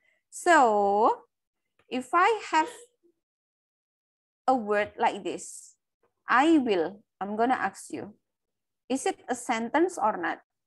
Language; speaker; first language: English; non-native, fluent; Indonesian